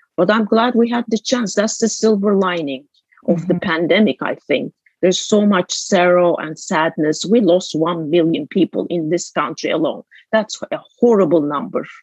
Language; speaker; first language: English; non-native, fluent; Turkish